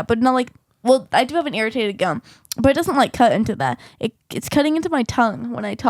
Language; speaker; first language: English; native; English